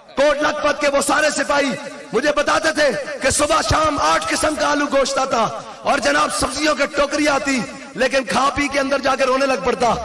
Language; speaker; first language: Urdu; non-native, local second language; Punjabi